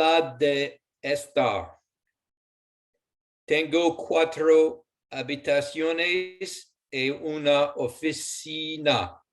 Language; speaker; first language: Spanish; non-native, learner; English